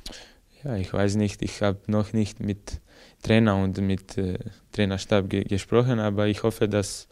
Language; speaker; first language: German; non-native, learner; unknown